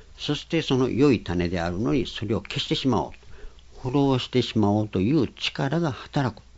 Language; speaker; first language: Japanese; native; Japanese